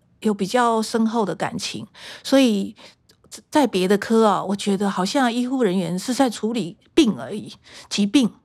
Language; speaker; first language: Chinese; native; Chinese